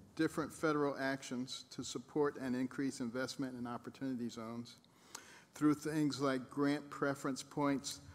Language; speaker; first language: English; native; English